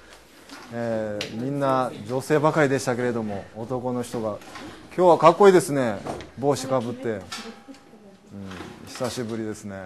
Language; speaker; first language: Japanese; native; Japanese